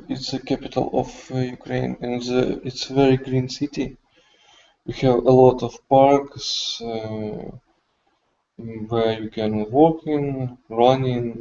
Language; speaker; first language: English; non-native, learner; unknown